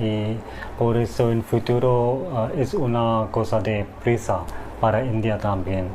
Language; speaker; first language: Spanish; non-native, learner; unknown